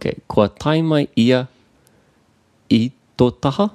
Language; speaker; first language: Māori; non-native, learner; English